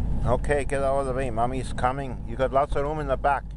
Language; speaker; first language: English; non-native, fluent; German